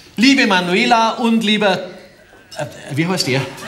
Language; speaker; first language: German; native; German